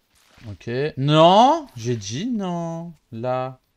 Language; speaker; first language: French; native; French